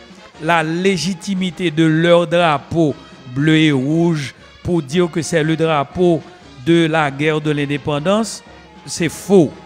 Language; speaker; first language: French; non-native, local second language; Haitian Creole